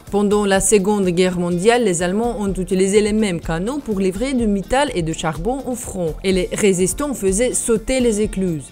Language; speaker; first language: French; non-native, fluent; Russian